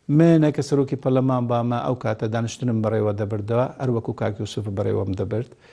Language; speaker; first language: Central Kurdish; non-native, local second language; Kurdish